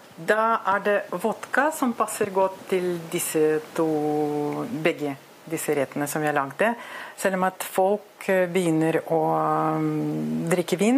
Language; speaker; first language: Norwegian; non-native, learner; Russian